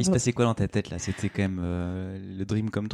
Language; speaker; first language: French; native; French